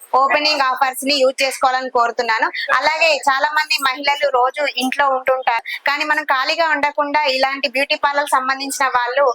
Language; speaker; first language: Telugu; native; Telugu